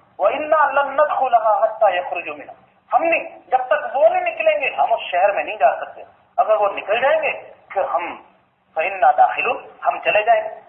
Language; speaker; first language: Urdu; non-native, local second language; Punjabi